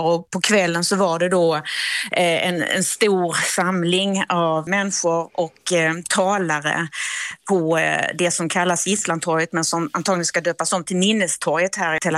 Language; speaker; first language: Swedish; native; Swedish